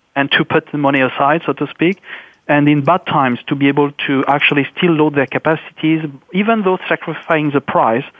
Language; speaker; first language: English; non-native, fluent; French